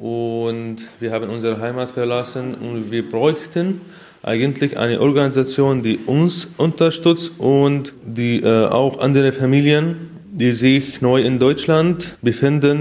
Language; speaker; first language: German; non-native, fluent; Arabic